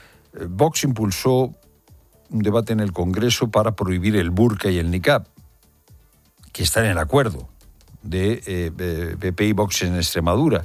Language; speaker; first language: Spanish; native; Spanish